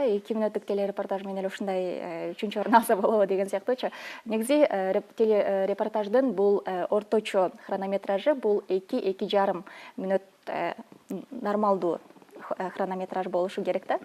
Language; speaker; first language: Kyrgyz; native; Kyrgyz